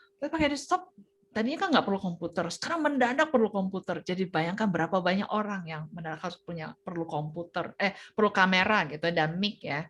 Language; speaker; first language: Indonesian; native; Indonesian